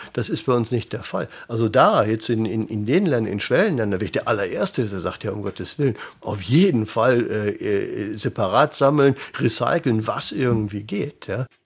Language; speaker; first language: German; native; German